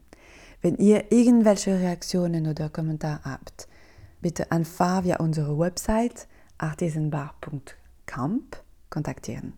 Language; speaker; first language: German; non-native, fluent; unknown